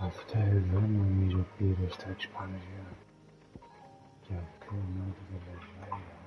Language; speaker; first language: Greek; native; Greek